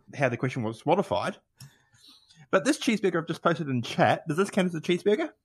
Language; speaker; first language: English; native; English